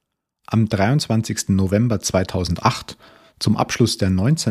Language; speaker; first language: German; native; German